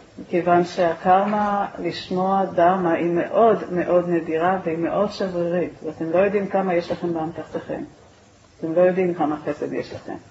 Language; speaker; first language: Hebrew; native; Hebrew